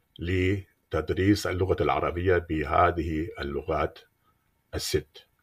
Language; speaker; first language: Arabic; non-native, fluent; German